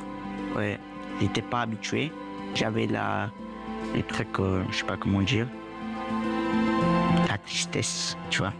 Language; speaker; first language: French; early bilingual, other home language; Romanian